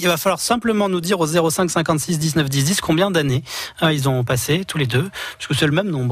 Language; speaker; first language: French; native; French